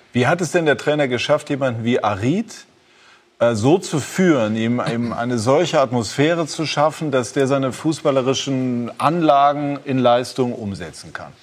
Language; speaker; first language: German; native; German